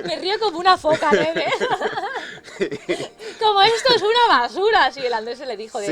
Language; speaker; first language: Spanish; native; Spanish